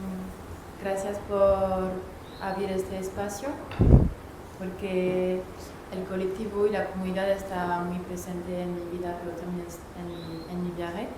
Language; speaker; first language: Spanish; non-native, learner; French